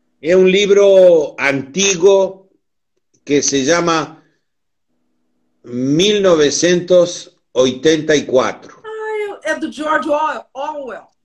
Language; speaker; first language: Portuguese; non-native, learner; Spanish